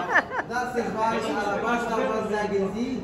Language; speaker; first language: German; non-native, learner; Arabic